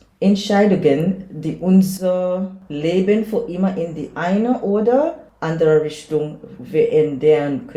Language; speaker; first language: German; non-native, learner; English